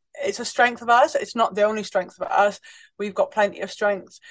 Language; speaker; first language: English; native; English